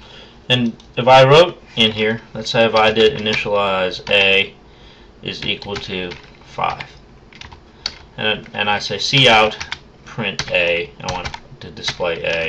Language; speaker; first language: English; native; English